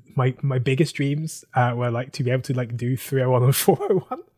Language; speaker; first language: English; native; English